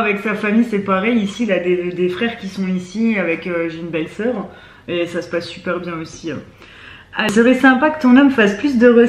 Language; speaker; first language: French; native; French